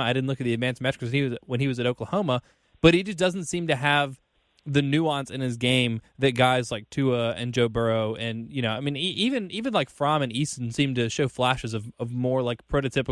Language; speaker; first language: English; native; English